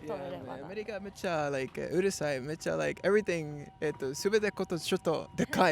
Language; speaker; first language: Japanese; non-native, learner; English